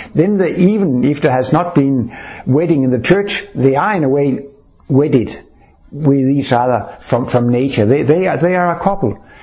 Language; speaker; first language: English; non-native, fluent; Danish